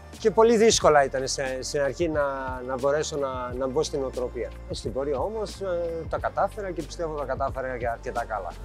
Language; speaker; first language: Greek; early bilingual, heritage; Greek